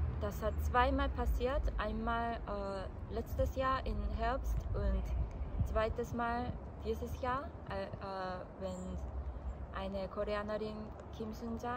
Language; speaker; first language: German; non-native, learner; Korean